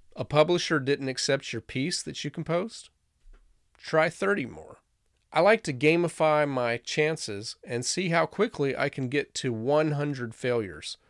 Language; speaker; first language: English; native; English